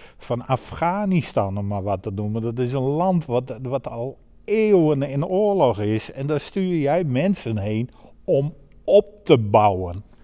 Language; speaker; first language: Dutch; native; Dutch